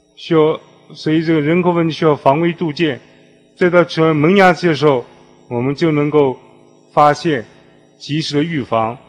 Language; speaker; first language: Chinese; native; Chinese